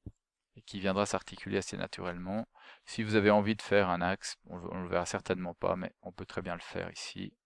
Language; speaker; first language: French; native; French